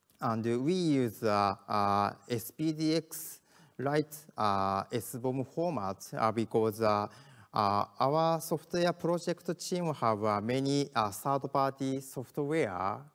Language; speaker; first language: English; non-native, learner; Japanese